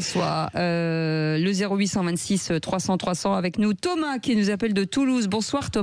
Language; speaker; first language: French; native; French